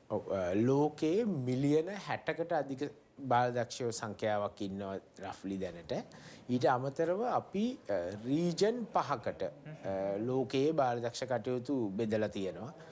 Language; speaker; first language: Sinhala; native; Sinhala